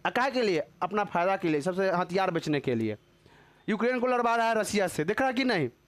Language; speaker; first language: Hindi; native; Hindi